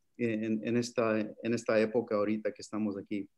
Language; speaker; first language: Spanish; early bilingual, other home language; English